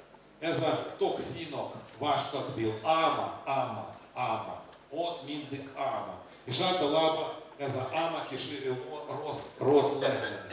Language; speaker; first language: Hungarian; non-native, learner; Russian